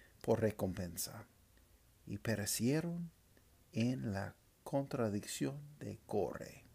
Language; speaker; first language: Spanish; non-native, fluent; English